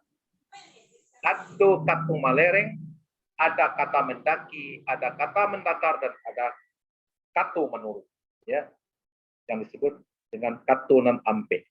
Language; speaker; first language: Indonesian; native; Indonesian